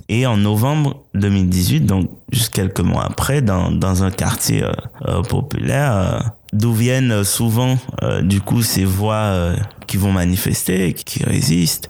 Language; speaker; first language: French; non-native, local second language; Haitian Creole